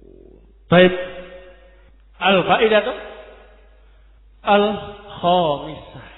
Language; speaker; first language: Arabic; non-native, fluent; Indonesian